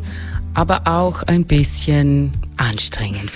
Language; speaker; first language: German; non-native, fluent; English